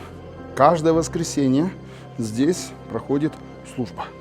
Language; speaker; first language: Russian; native; Russian